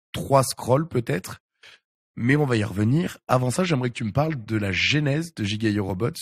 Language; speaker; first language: French; native; French